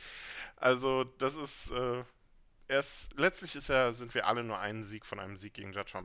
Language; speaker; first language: German; native; German